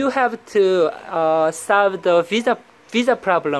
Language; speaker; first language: English; non-native, learner; Korean